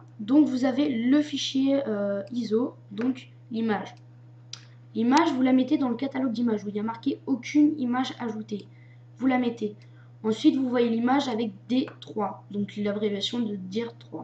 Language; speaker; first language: French; native; French